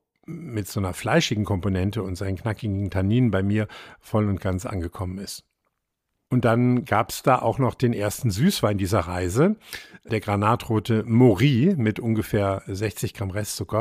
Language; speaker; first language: German; native; German